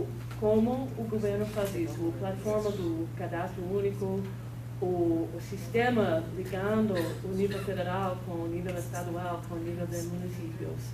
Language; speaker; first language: Portuguese; non-native, fluent; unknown